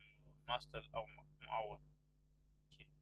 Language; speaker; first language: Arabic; non-native, fluent; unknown